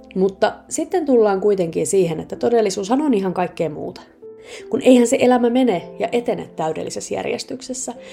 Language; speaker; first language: Finnish; native; Finnish